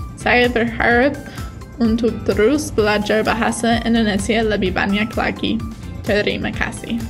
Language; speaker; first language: Indonesian; non-native, fluent; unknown